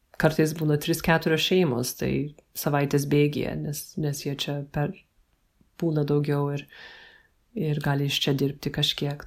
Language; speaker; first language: Lithuanian; early bilingual, heritage; Lithuanian